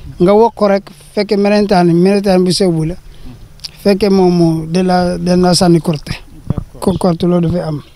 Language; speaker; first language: Wolof; non-native, fluent; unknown